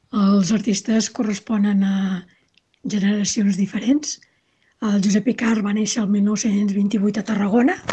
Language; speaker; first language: Catalan; native; Catalan